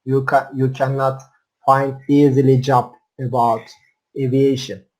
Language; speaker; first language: English; non-native, learner; Turkish